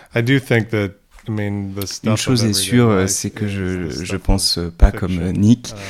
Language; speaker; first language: French; non-native, fluent; English